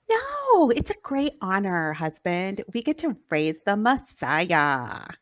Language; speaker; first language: English; native; English